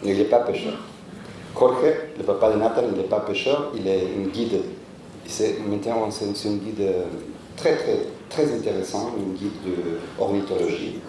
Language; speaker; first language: French; non-native, fluent; Spanish